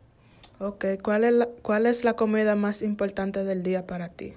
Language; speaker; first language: Spanish; early bilingual, heritage; Spanish